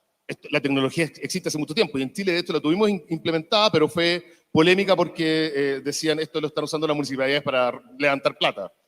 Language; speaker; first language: Spanish; native; Spanish